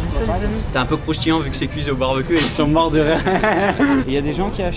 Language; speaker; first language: French; native; French